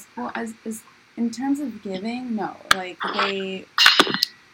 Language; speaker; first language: English; native; English